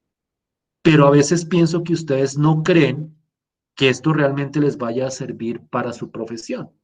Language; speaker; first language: Spanish; native; Spanish